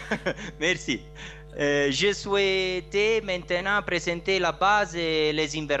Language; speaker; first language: French; non-native, learner; Italian